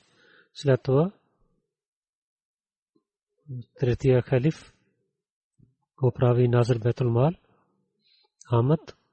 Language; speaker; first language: Bulgarian; non-native, learner; Urdu